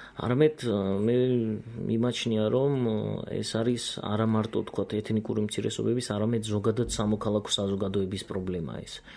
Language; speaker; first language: Georgian; non-native, local second language; Azerbaijani